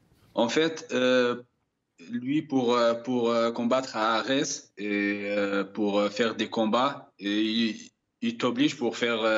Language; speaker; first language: French; non-native, fluent; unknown